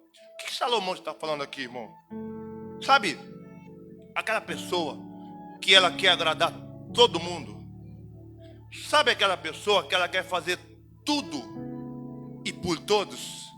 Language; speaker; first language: Portuguese; native; Portuguese